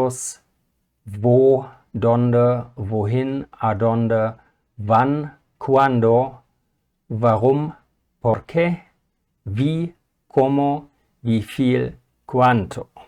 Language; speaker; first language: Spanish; non-native, fluent; German